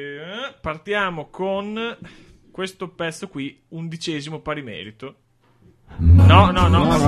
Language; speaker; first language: Italian; native; Italian